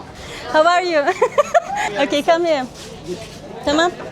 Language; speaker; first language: English; non-native, learner; Turkish